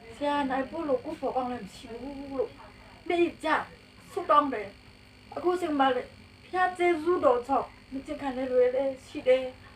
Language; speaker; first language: Burmese; non-native, local second language; Hakha Chin